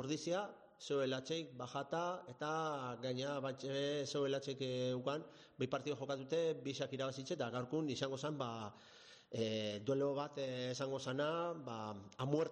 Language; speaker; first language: Basque; native; Basque